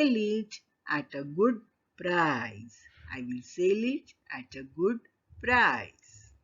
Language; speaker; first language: English; non-native, local second language; Marathi